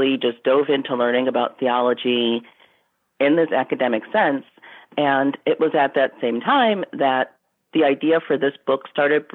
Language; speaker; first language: English; native; English